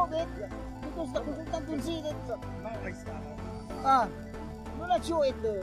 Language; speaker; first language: English; non-native, learner; Filipino